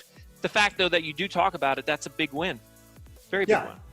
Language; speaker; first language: English; native; English